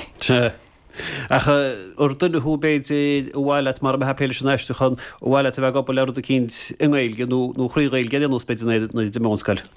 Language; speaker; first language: Irish; native; Irish